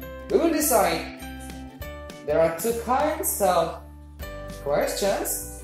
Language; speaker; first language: English; non-native, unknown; Javanese